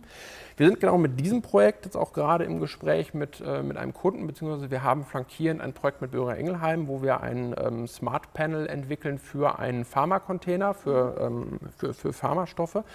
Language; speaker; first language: German; native; German